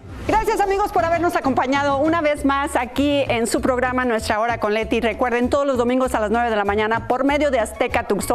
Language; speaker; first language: Spanish; native; Spanish